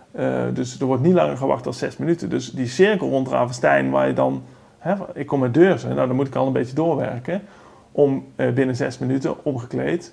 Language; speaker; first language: Dutch; native; Dutch